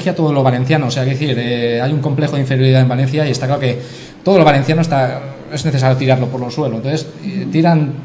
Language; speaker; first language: Spanish; native; Spanish